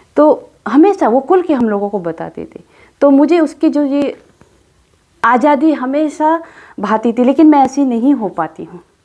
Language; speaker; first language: Hindi; non-native, local second language; Adi